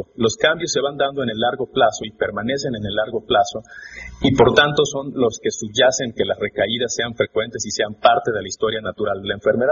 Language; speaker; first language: Spanish; native; Spanish